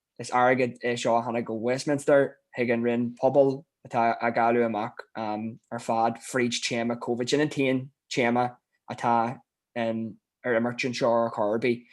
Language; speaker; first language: Irish; native; Irish